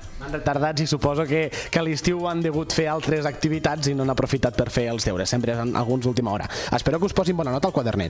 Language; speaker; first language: Catalan; native; Catalan